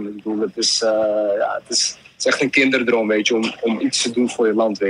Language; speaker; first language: Dutch; early bilingual, other home language; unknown